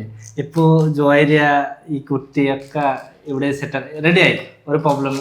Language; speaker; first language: Malayalam; non-native, local second language; Bangla